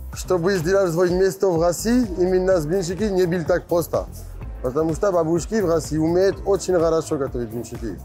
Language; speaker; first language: Russian; non-native, learner; French